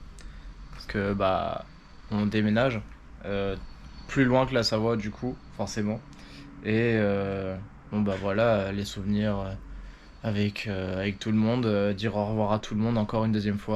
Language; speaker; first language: French; native; French